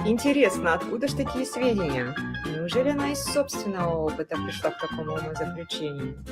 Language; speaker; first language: Russian; native; Russian